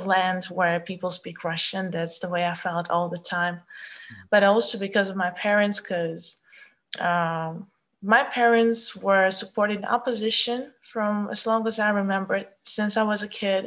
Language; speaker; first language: English; non-native, fluent; Russian